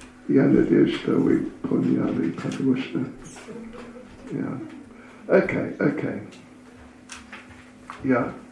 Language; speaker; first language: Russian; non-native, learner; English